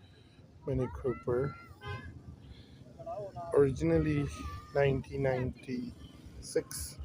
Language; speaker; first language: English; non-native, local second language; Urdu